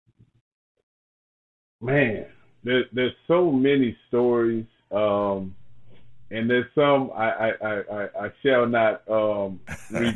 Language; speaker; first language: English; native; English